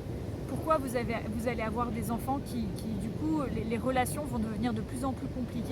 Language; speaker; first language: French; native; French